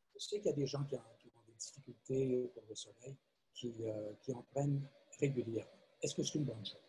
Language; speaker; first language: French; native; French